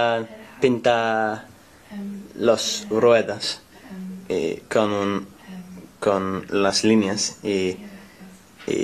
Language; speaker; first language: Spanish; non-native, learner; English